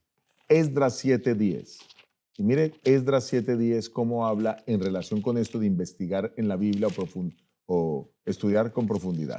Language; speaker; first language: Spanish; native; Spanish